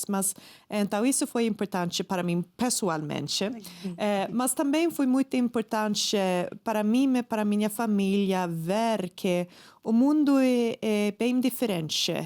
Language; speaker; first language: Portuguese; non-native, fluent; Swedish